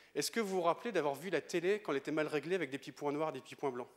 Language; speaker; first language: French; native; French